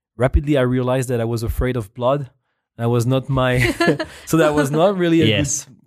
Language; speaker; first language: English; non-native, fluent; French